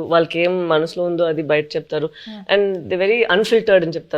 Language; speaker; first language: Telugu; non-native, fluent; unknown